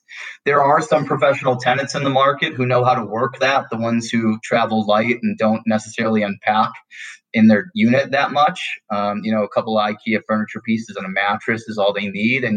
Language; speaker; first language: English; native; English